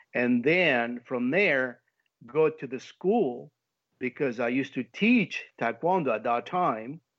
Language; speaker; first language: English; early bilingual, heritage; Spanish